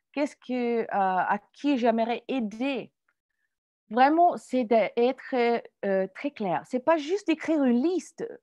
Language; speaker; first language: French; non-native, fluent; English